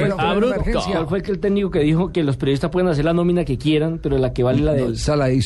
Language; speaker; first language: Spanish; native; Spanish